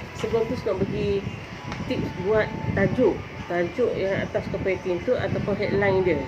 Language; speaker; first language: Malay; native; Malay